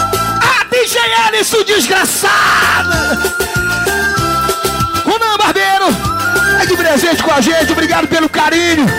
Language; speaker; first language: Portuguese; native; Portuguese